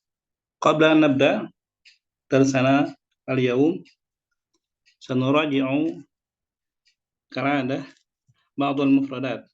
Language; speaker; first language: Arabic; non-native, fluent; Indonesian